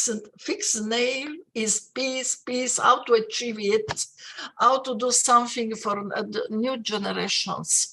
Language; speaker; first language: English; non-native, fluent; Italian